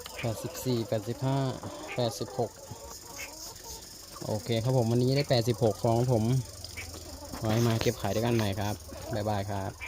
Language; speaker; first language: Thai; native; Thai